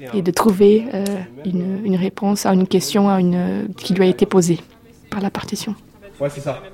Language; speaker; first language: French; non-native, fluent; Portuguese